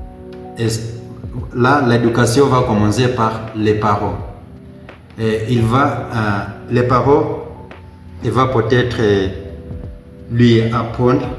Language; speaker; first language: French; non-native, learner; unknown